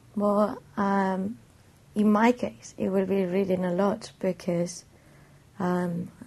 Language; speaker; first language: English; non-native, fluent; Spanish